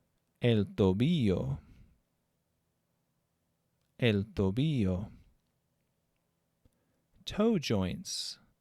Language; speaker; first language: Spanish; non-native, fluent; English